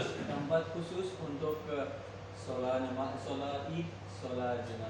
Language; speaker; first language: Indonesian; non-native, learner; Urdu